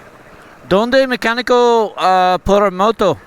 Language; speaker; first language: Spanish; non-native, learner; English